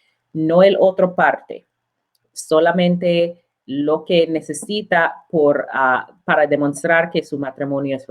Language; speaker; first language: Spanish; non-native, learner; English